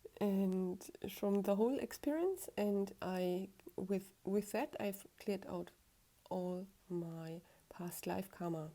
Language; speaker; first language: English; non-native, fluent; German